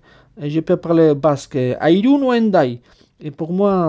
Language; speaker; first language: French; non-native, fluent; Basque